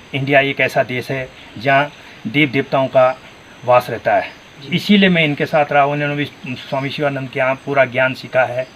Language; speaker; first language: Hindi; native; Hindi